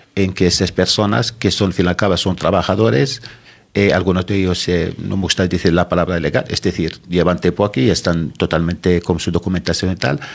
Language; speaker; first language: Spanish; non-native, fluent; Arabic